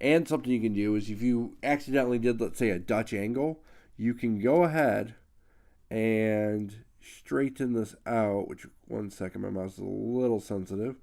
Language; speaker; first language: English; native; English